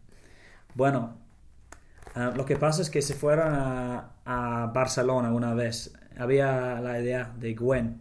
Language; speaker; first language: Spanish; non-native, learner; English